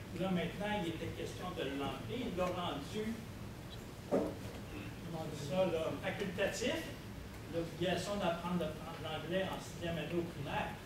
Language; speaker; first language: French; native; French